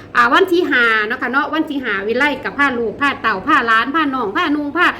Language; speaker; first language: Thai; native; Thai